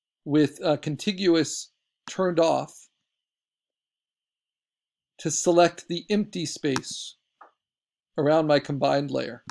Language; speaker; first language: English; native; English